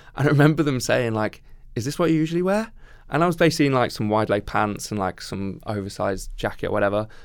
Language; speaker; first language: English; native; English